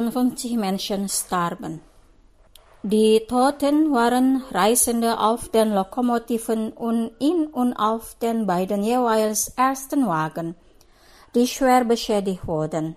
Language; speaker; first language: German; non-native, fluent; Indonesian